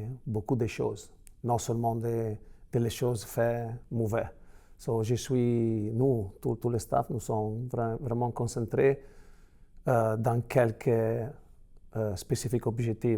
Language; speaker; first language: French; non-native, fluent; Italian